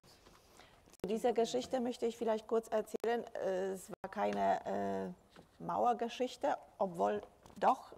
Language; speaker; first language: German; non-native, fluent; Polish